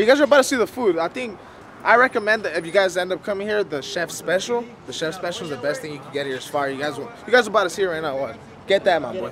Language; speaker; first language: English; early bilingual, other home language; Spanish